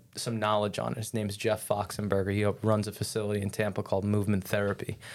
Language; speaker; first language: English; native; English